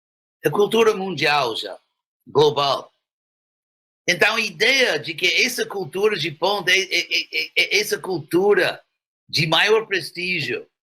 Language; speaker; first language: Portuguese; non-native, fluent; English